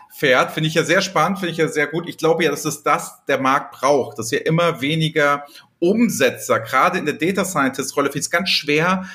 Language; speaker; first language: German; native; German